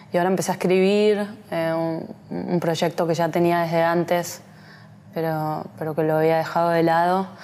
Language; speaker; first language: Spanish; native; Spanish